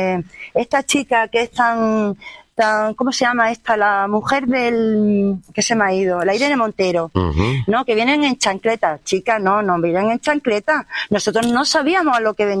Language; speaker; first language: Spanish; native; Spanish